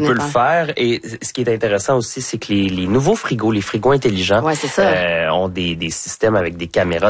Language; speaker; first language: French; native; French